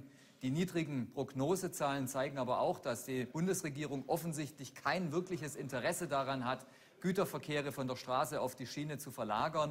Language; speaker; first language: German; native; German